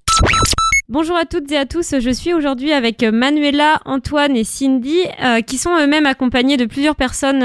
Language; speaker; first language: French; native; French